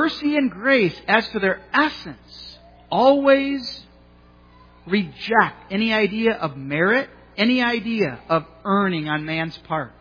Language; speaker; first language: English; native; English